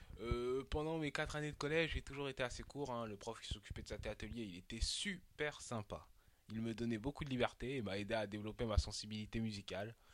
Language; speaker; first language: French; early bilingual, other home language; Dyula